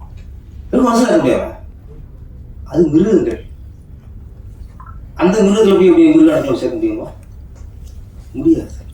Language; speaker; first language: Tamil; native; Tamil